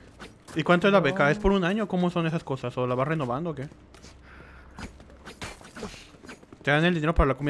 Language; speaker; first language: Spanish; native; Spanish